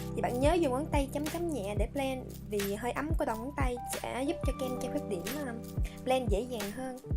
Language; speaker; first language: Vietnamese; early bilingual, heritage; Vietnamese